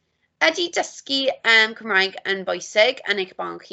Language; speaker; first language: Welsh; non-native, local second language; English